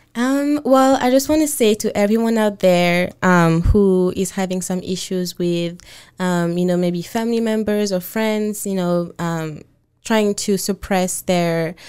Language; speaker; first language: English; non-native, fluent; French